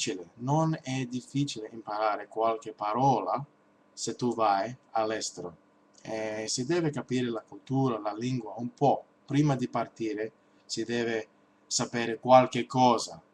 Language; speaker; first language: Italian; non-native, learner; English